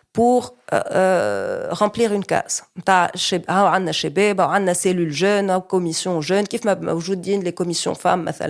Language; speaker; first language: French; non-native, local second language; Arabic